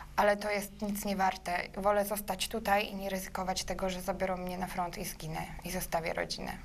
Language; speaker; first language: Polish; early bilingual, other home language; Ukrainian